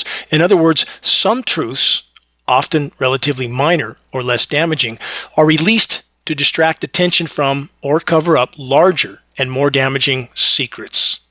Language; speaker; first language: English; native; English